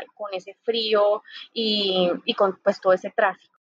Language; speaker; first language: Spanish; native; Spanish